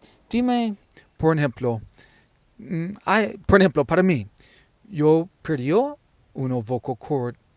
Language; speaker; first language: Spanish; non-native, learner; English